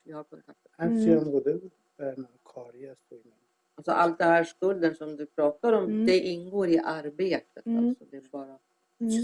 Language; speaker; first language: Swedish; non-native, fluent; Persian